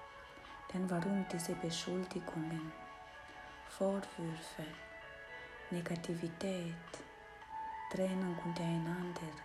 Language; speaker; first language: German; non-native, fluent; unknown